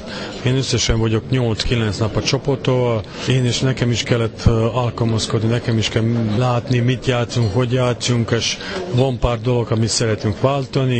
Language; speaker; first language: Hungarian; non-native, learner; Serbian